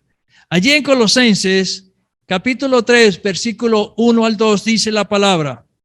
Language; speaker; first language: Spanish; native; Spanish